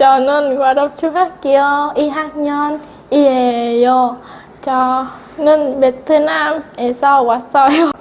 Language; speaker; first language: Korean; non-native, learner; Vietnamese